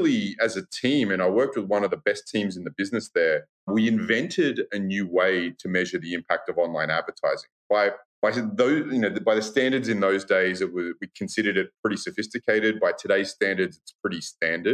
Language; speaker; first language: English; native; English